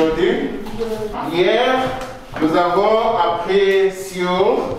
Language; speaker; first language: French; non-native, fluent; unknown